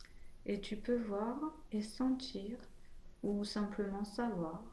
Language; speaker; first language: French; native; French